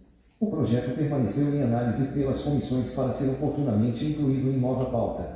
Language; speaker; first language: Portuguese; native; Portuguese